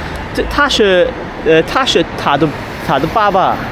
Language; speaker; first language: Chinese; non-native, learner; English